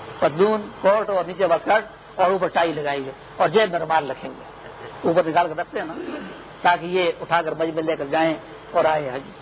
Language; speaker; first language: Urdu; non-native, local second language; Pashto